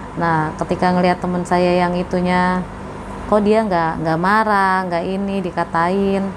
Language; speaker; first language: Indonesian; native; Indonesian